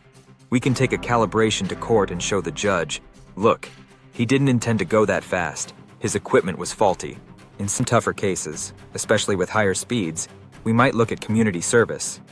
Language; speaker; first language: English; native; English